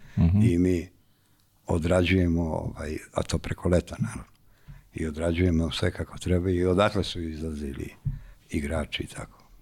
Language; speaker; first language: Serbian; native; Serbian